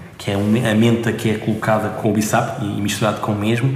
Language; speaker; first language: Portuguese; native; Portuguese